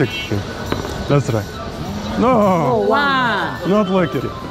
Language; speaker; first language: English; non-native, learner; Lithuanian